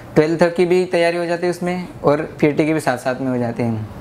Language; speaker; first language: Hindi; native; Hindi